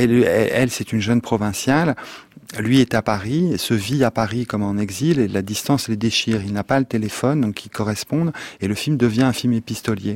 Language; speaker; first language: French; native; French